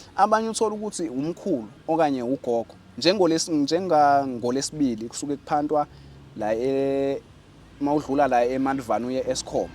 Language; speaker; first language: Zulu; native; Zulu